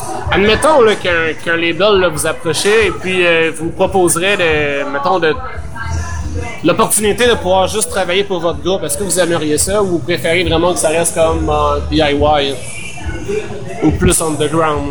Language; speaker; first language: French; native; French